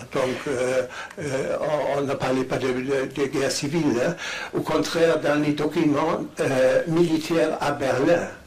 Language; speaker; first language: French; non-native, fluent; German